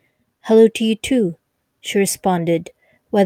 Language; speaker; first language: English; non-native, local second language; Filipino